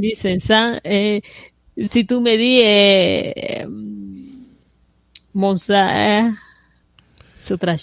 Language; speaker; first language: French; non-native, fluent; Spanish